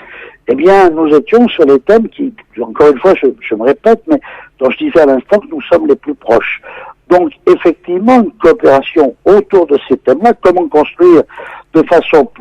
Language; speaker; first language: French; native; French